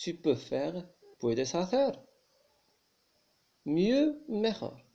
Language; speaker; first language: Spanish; non-native, fluent; Arabic